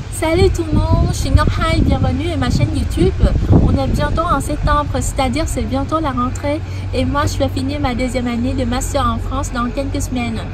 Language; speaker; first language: French; non-native, fluent; Vietnamese